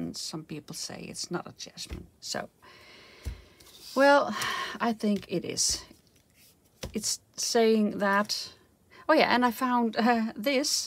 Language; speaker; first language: English; non-native, fluent; Dutch